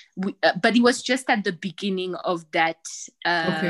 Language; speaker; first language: English; non-native, fluent; Rundi